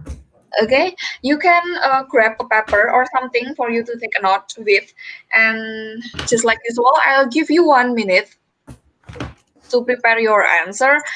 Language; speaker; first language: English; non-native, fluent; Indonesian